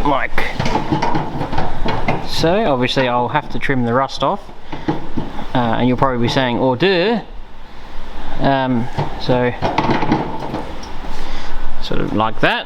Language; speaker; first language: English; native; English